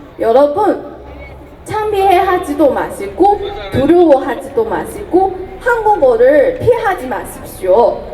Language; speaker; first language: Korean; non-native, fluent; Chinese